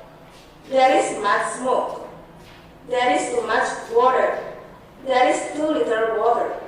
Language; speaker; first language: English; non-native, fluent; Indonesian